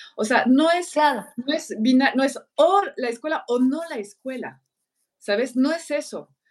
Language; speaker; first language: Spanish; non-native, fluent; French